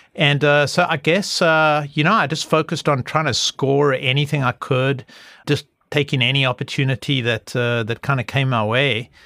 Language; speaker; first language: English; native; English